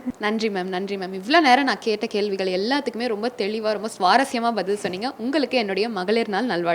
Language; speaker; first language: Tamil; native; Tamil